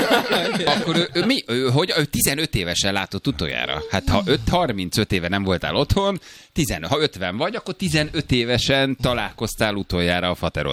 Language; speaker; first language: Hungarian; native; Hungarian